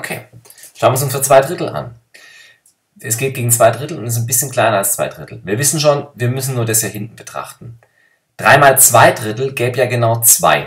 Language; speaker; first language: German; native; German